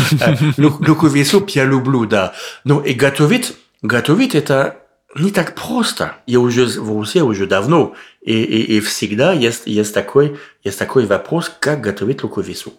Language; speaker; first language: Russian; non-native, learner; French